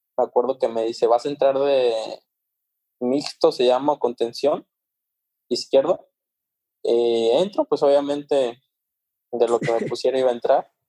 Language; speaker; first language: Spanish; native; Spanish